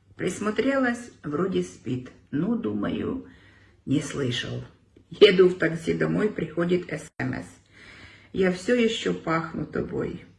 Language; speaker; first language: Russian; non-native, local second language; Ukrainian